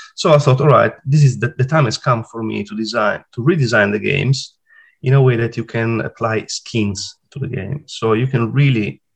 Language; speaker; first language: English; non-native, fluent; Italian